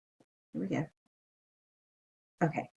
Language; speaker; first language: English; native; English